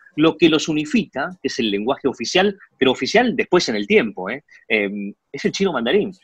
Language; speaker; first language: Spanish; early bilingual, other home language; Chinese